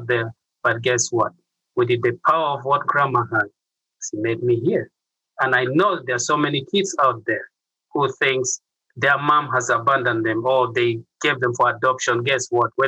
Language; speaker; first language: English; non-native, local second language; Acoli